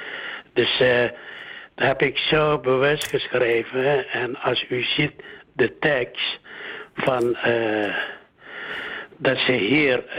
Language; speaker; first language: Dutch; early bilingual, other home language; Indonesian